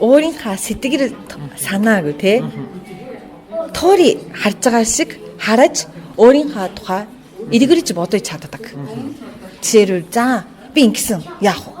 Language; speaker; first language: Mongolian; non-native, fluent; Japanese